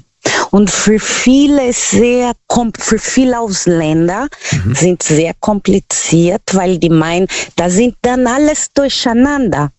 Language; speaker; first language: German; non-native, learner; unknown